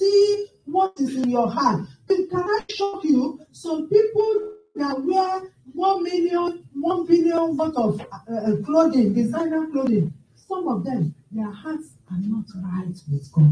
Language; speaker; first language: English; non-native, local second language; Yoruba